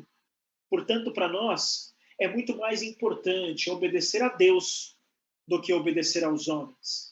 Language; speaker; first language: Portuguese; native; Portuguese